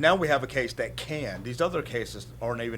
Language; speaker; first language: English; native; English